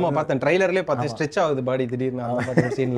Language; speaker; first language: Tamil; native; Tamil